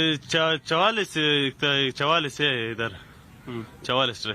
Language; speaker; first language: Hindi; non-native, learner; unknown